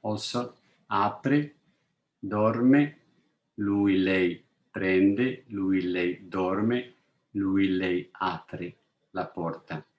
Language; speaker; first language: Italian; non-native, fluent; English